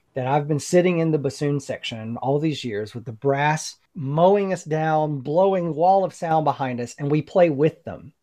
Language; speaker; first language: English; native; English